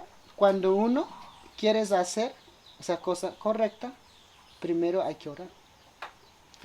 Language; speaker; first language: Spanish; non-native, local second language; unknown